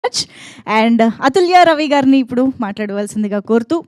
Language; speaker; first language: Telugu; native; Telugu